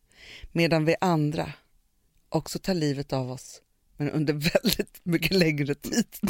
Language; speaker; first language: Swedish; native; Swedish